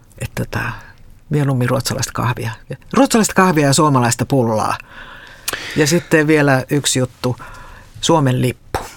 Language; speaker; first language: Finnish; native; Finnish